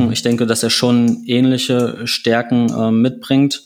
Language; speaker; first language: German; native; German